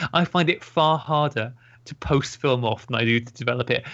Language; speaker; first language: English; native; English